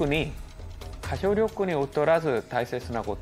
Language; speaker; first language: Japanese; non-native, learner; Korean